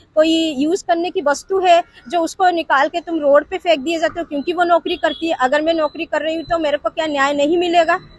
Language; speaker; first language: Hindi; non-native, local second language; Odia